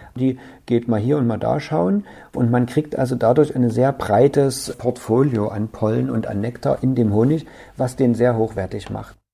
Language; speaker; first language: German; native; German